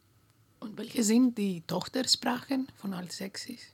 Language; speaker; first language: German; non-native, fluent; Greek